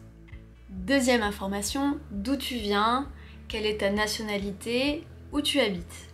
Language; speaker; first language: French; native; French